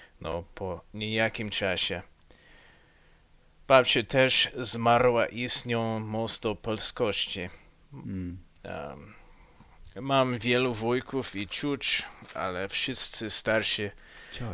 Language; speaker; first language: Polish; non-native, learner; English